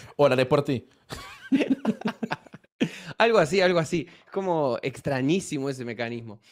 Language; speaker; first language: Spanish; native; Spanish